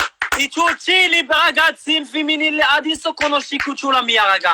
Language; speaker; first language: Italian; non-native, learner; Arabic